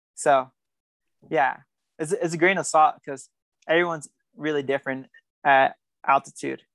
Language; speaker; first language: English; native; English